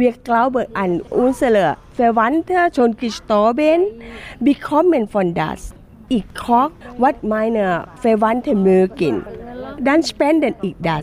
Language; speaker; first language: German; non-native, learner; Thai